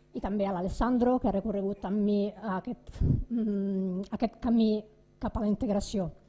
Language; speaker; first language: Catalan; non-native, fluent; Italian